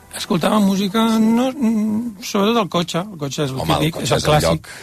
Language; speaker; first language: Catalan; native; Catalan